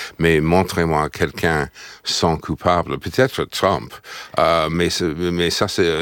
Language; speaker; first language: French; non-native, fluent; English